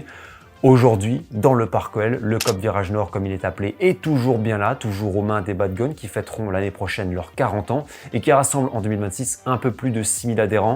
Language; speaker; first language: French; native; French